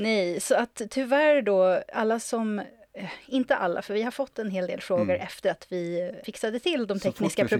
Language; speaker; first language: Swedish; native; Swedish